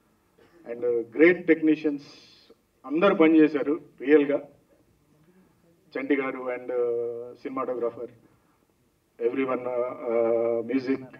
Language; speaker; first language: Telugu; native; Telugu